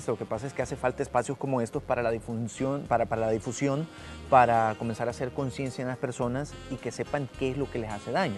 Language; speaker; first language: Spanish; native; Spanish